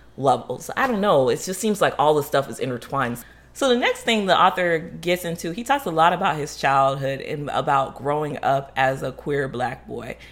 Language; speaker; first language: English; native; English